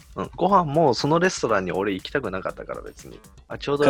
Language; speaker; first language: Japanese; native; Japanese